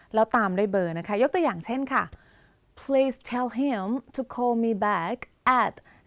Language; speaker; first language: Thai; native; Thai